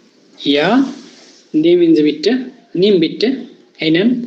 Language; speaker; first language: German; non-native, fluent; Bangla